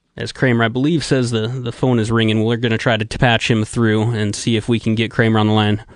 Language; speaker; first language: English; native; English